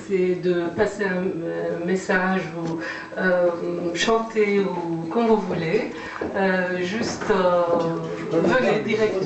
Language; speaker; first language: French; non-native, fluent; Persian